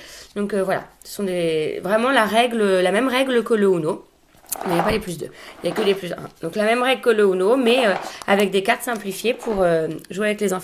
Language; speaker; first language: French; native; French